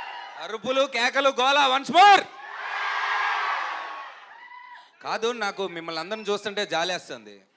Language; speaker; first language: Telugu; native; Telugu